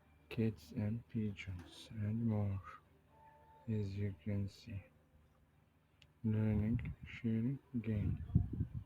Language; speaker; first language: English; non-native, learner; Turkish